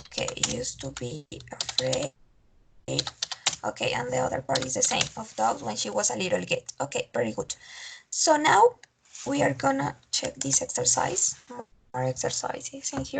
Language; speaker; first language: English; non-native, fluent; Spanish